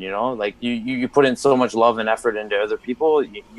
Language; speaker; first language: English; native; English